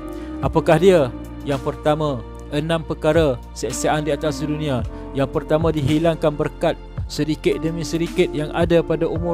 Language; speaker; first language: Malay; native; Malay